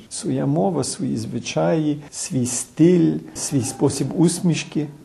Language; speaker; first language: Ukrainian; early bilingual, heritage; Ukrainian